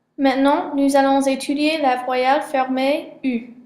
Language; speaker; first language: French; non-native, learner; English